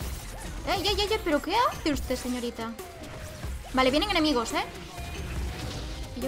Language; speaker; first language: Spanish; native; Spanish